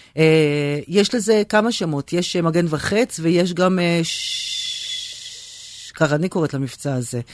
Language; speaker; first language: Hebrew; native; Hebrew